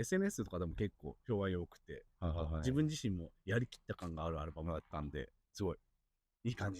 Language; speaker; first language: Japanese; native; Japanese